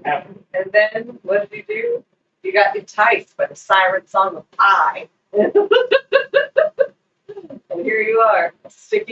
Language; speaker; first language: English; native; English